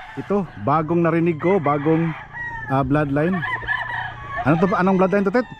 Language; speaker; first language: Filipino; non-native, local second language; Cebuano